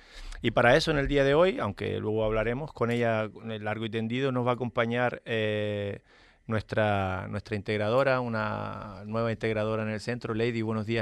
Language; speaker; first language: Spanish; native; Spanish